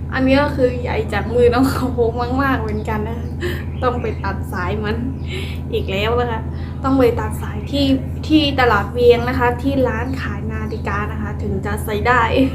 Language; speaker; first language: Thai; non-native, local second language; Khün